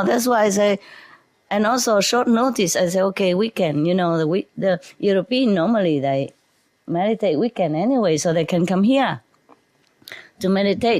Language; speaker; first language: English; non-native, fluent; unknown